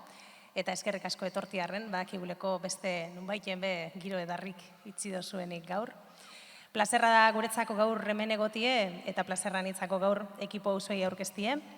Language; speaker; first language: Basque; native; Basque